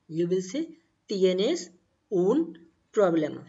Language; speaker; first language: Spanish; non-native, learner; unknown